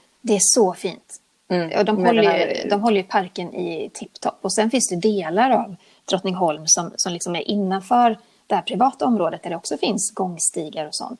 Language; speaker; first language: Swedish; native; Swedish